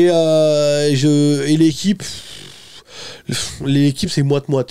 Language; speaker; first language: French; native; French